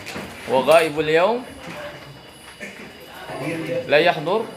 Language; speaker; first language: Arabic; non-native, fluent; Indonesian